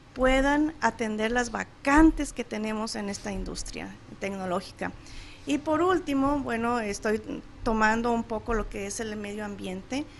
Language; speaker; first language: Spanish; native; Spanish